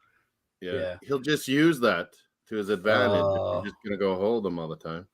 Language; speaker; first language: English; native; English